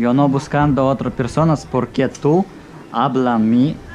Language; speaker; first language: Spanish; non-native, learner; Russian